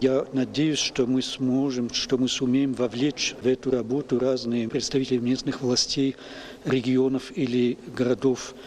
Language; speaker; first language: Russian; non-native, fluent; French